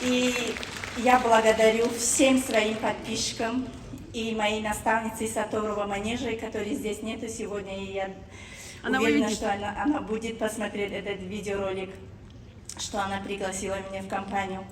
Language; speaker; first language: Russian; non-native, fluent; Tajik